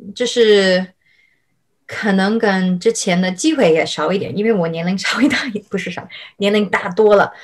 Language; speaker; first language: Chinese; non-native, fluent; English